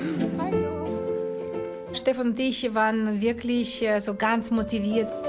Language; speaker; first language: German; non-native, fluent; Russian